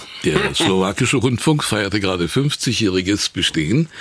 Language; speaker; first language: German; native; German